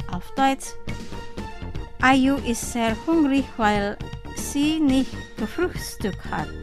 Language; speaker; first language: German; non-native, fluent; Indonesian